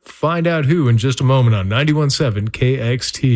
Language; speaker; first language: English; native; English